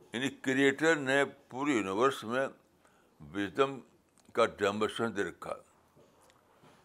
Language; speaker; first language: Urdu; native; Urdu